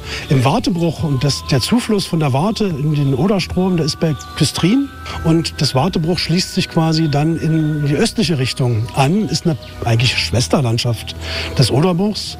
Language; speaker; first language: German; native; German